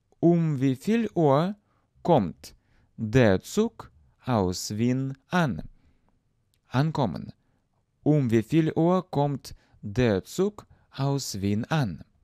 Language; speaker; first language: German; non-native, fluent; Russian